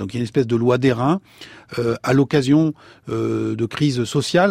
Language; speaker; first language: French; native; French